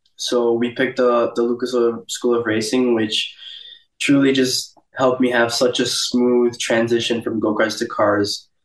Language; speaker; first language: English; early bilingual, other home language; Portuguese